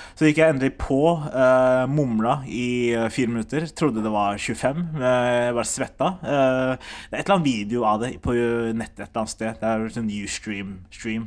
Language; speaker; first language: Norwegian; early bilingual, other home language; Somali